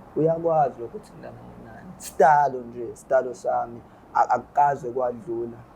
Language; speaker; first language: Zulu; native; Zulu